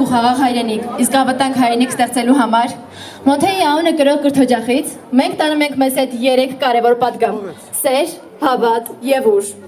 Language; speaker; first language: Armenian; native; Armenian